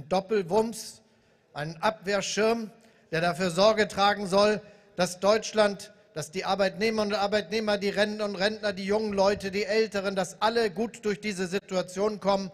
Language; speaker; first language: German; native; German